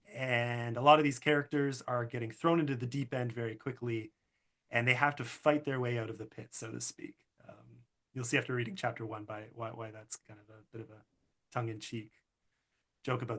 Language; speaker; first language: English; native; English